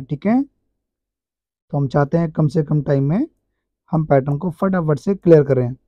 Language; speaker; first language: Hindi; native; Hindi